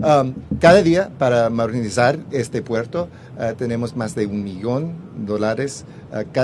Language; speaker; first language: Spanish; early bilingual, heritage; English